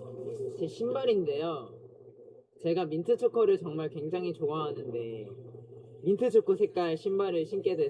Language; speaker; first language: Korean; non-native, fluent; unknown